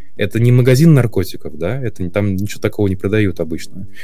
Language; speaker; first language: Russian; native; Russian